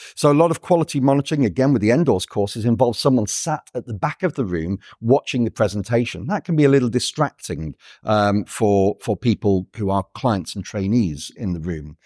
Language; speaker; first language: English; native; English